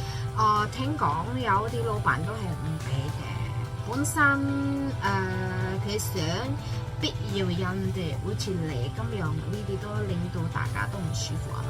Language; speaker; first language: Cantonese; non-native, fluent; Indonesian